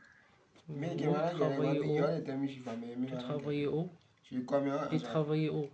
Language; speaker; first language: French; non-native, learner; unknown